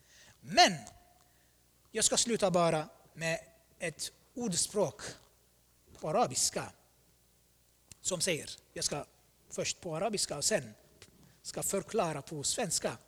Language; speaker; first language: Swedish; non-native, fluent; Armenian